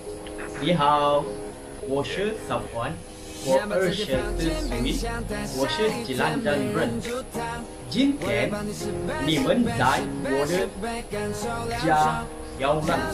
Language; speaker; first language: Chinese; non-native, learner; Malay